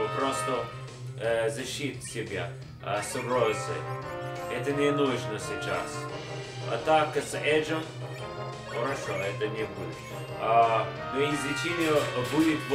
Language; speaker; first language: Russian; non-native, learner; English